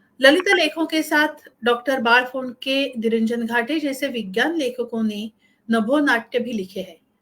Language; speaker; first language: Hindi; non-native, local second language; Marathi